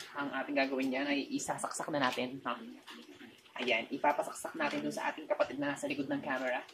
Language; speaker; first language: Filipino; native; Filipino